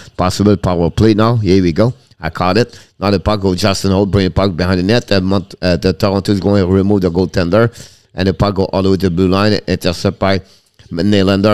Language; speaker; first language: English; non-native, fluent; French